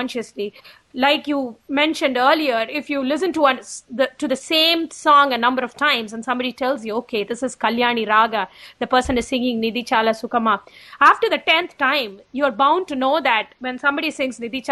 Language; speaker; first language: English; non-native, local second language; Tamil